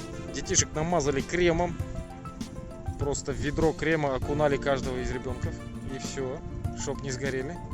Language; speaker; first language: Russian; native; Russian